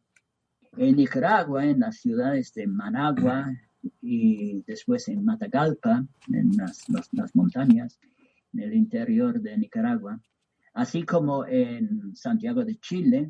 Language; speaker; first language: Spanish; non-native, fluent; English